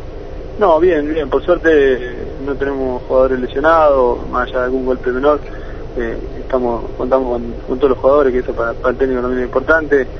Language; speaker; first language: Spanish; native; Spanish